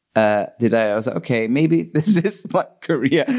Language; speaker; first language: English; non-native, fluent; German